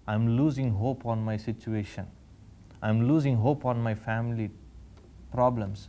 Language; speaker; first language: English; non-native, local second language; Telugu